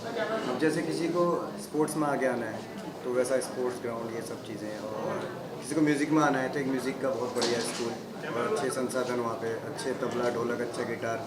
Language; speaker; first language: Hindi; native; Hindi